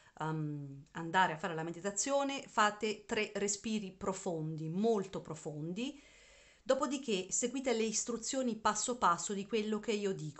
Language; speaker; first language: Italian; native; Italian